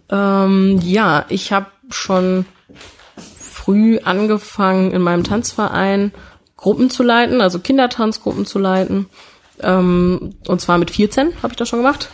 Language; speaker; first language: German; early bilingual, other home language; Italian